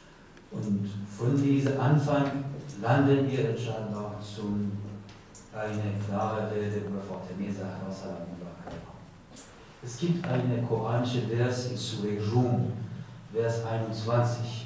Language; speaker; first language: German; non-native, learner; Persian